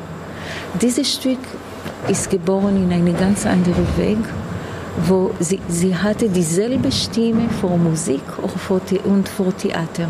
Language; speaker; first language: German; non-native, fluent; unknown